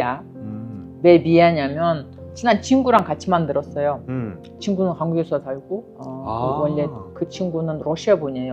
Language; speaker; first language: Korean; non-native, fluent; Kyrgyz